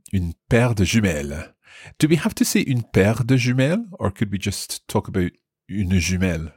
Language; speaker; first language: French; non-native, fluent; English